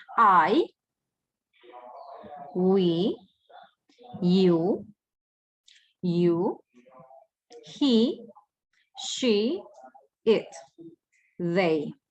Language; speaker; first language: English; non-native, fluent; Spanish